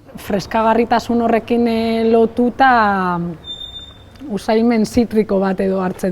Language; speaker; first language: Basque; non-native, local second language; Spanish